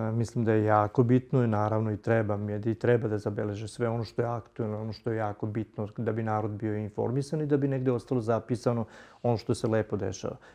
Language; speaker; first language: Serbian; native; Serbian